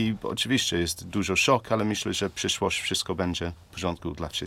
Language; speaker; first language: Polish; non-native, learner; English